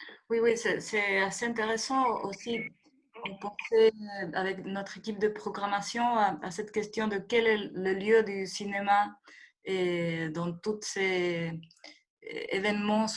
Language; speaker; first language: French; non-native, fluent; Spanish